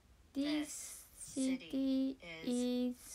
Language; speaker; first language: English; non-native, learner; Japanese